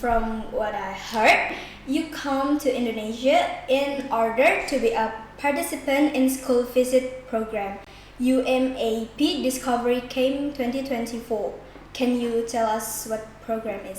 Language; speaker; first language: English; non-native, learner; Indonesian